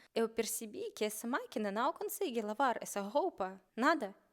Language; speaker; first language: Portuguese; non-native, learner; Russian